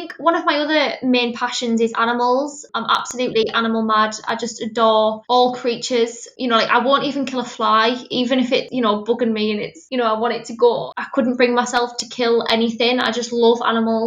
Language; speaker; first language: English; native; English